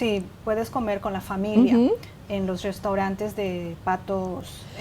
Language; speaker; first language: Spanish; non-native, fluent; Chinese